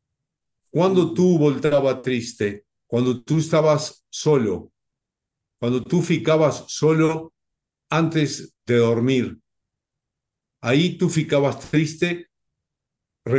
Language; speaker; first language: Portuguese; non-native, learner; Spanish